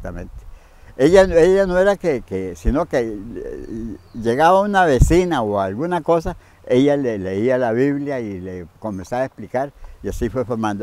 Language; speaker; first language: Spanish; native; Spanish